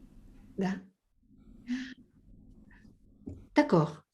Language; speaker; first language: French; non-native, learner; Russian